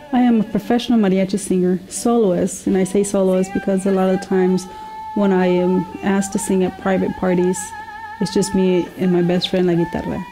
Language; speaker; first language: English; early bilingual, other home language; Spanish